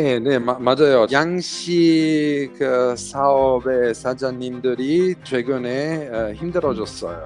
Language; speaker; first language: Korean; non-native, fluent; Italian